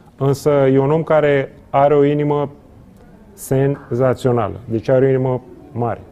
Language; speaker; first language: Romanian; non-native, fluent; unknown